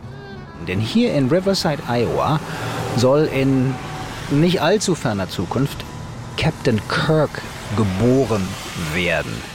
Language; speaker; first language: German; native; German